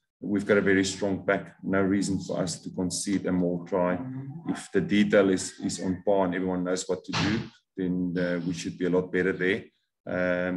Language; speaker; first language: English; non-native, local second language; Afrikaans